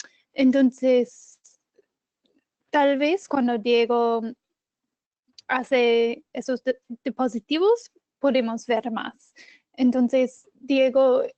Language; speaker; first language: Spanish; non-native, learner; English